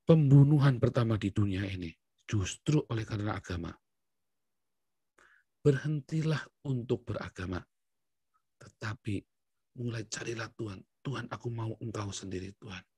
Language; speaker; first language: Indonesian; native; Indonesian